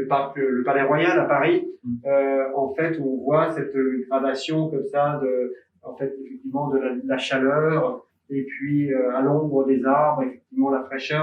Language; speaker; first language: French; native; French